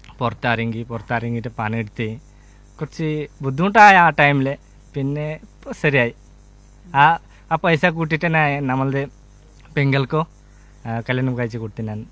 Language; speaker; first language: Malayalam; non-native, local second language; Bangla